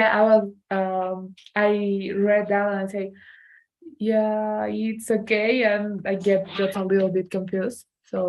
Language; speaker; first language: English; non-native, learner; Spanish